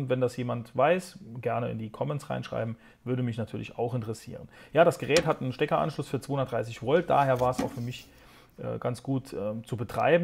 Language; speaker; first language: German; native; German